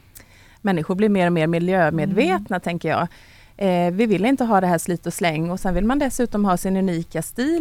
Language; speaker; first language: Swedish; native; Swedish